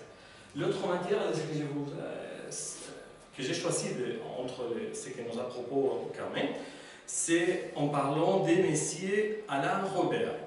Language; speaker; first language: French; non-native, learner; Spanish